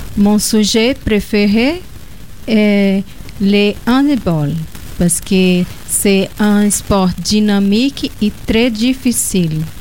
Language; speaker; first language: French; non-native, learner; Portuguese